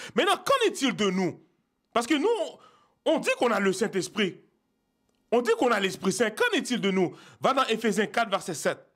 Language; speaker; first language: French; native; French